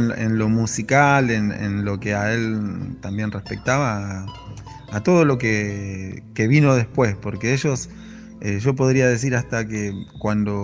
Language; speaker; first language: Spanish; native; Spanish